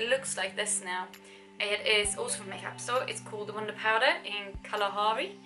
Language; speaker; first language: English; non-native, fluent; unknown